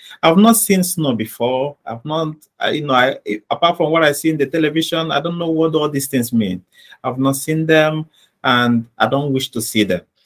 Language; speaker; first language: English; non-native, local second language; Igbo